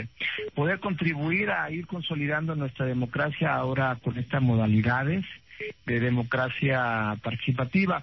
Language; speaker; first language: Spanish; native; Spanish